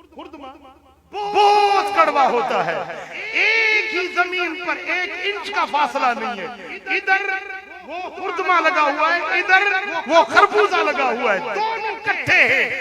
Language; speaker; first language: Urdu; non-native, local second language; Sindhi